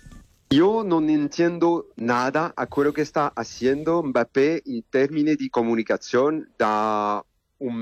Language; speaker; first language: Spanish; non-native, learner; French